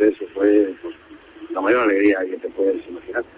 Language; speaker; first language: Spanish; native; Spanish